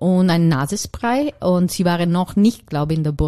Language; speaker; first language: German; non-native, learner; Italian